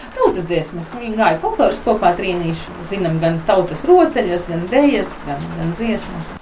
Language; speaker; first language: Latvian; native; Latvian